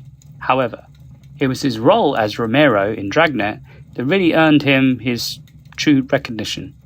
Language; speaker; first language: English; native; English